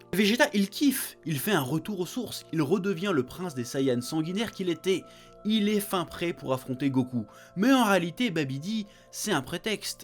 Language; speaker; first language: French; native; French